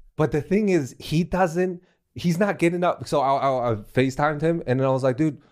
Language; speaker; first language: English; non-native, fluent; Chinese